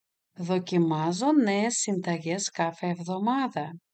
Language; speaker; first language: Greek; non-native, fluent; Russian